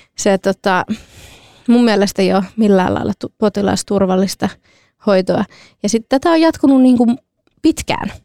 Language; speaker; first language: Finnish; early bilingual, other home language; Kurdish